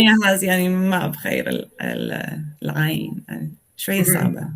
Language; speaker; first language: Arabic; non-native, learner; Swedish